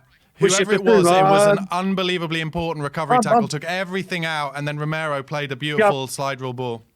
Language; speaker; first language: English; native; English